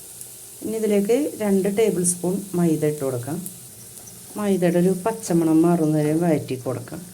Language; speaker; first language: Malayalam; native; Malayalam